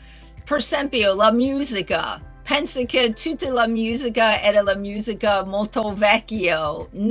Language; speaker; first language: Italian; non-native, learner; English